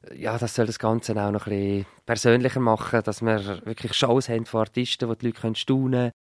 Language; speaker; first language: German; native; German